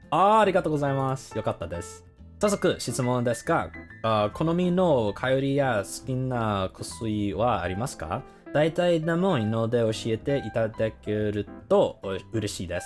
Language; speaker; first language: Japanese; non-native, learner; English